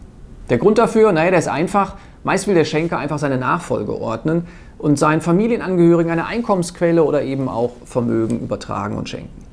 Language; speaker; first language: German; native; German